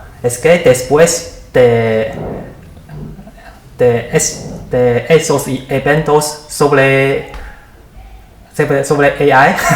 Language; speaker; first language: Spanish; non-native, learner; Chinese